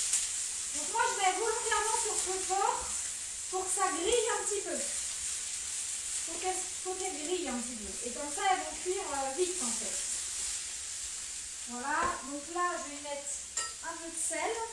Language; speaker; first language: French; native; French